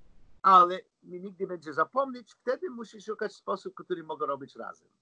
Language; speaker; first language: Polish; non-native, learner; English